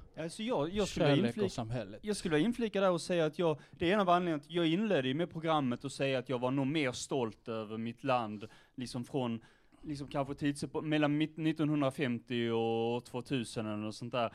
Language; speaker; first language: Swedish; native; Swedish